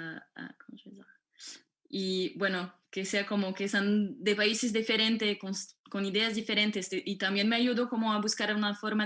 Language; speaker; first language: Spanish; non-native, fluent; French